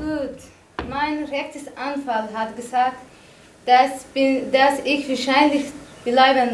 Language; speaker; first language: German; non-native, learner; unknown